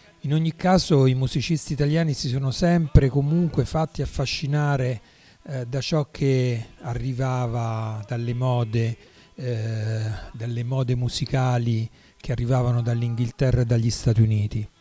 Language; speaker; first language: Italian; native; Italian